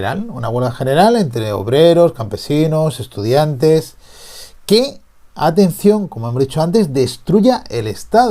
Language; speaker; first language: Spanish; native; Spanish